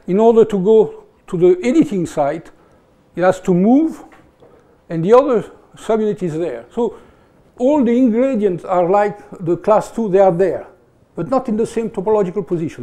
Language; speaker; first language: English; non-native, fluent; French